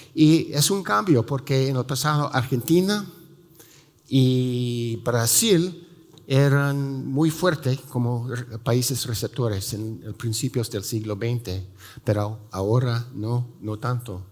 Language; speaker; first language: Spanish; non-native, fluent; English